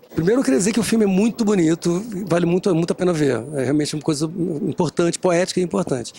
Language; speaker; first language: Portuguese; early bilingual, other home language; Spanish